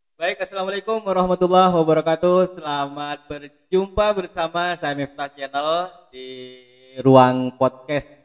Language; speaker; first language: Indonesian; non-native, local second language; Madurese